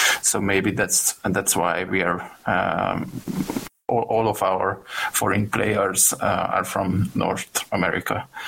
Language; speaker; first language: English; non-native, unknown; Hungarian